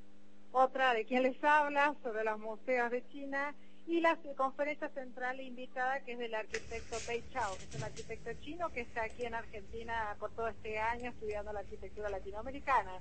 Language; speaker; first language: Spanish; native; Spanish